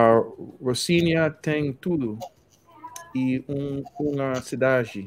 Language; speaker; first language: Portuguese; non-native, learner; English